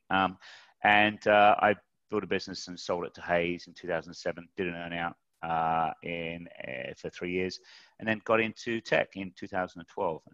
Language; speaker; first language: English; native; English